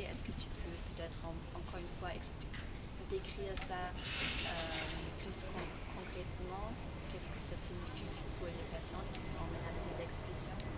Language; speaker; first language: French; non-native, fluent; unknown